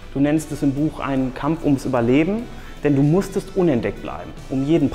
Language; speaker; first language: German; native; German